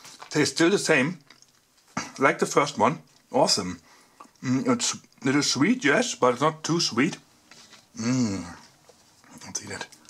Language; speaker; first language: English; non-native, fluent; German